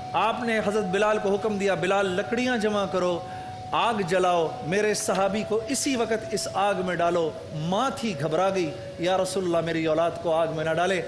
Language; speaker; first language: Urdu; native; Urdu